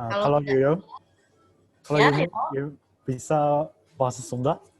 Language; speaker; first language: Indonesian; non-native, learner; Japanese